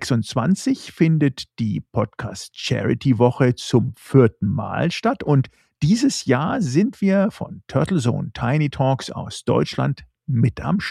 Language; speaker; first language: German; native; German